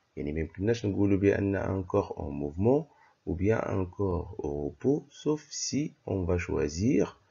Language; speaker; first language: French; non-native, local second language; Arabic